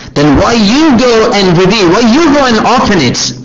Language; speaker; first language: English; non-native, local second language; Malayalam